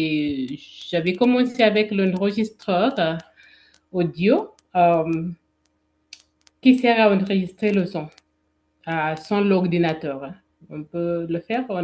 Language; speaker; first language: French; non-native, fluent; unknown